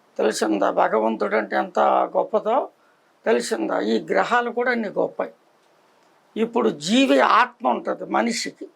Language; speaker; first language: Telugu; non-native, local second language; Koya